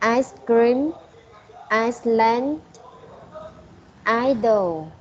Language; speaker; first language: English; non-native, learner; Vietnamese